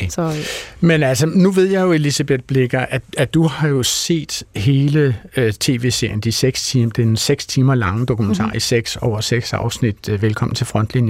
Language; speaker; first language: Danish; native; Danish